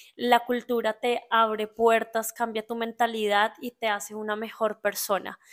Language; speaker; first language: Spanish; native; Spanish